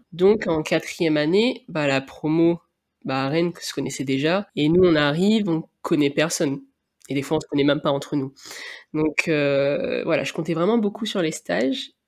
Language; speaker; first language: French; native; French